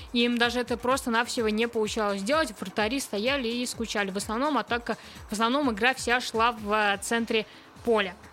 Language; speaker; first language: Russian; native; Russian